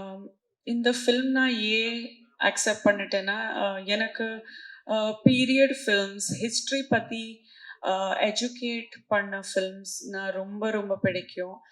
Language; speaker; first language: Tamil; non-native, local second language; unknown